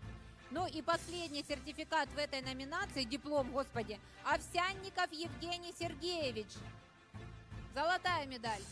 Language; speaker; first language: Russian; native; Russian